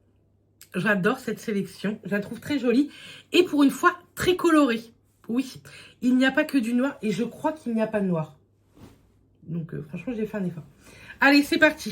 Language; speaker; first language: French; native; French